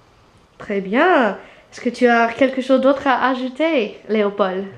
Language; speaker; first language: French; non-native, fluent; English